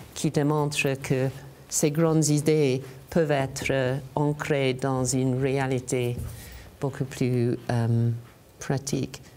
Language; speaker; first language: French; non-native, fluent; English